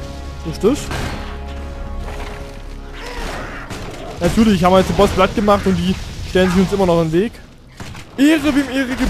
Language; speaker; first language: German; native; German